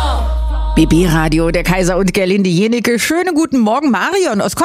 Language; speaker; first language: German; native; German